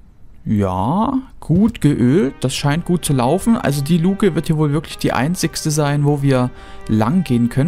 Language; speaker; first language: German; native; German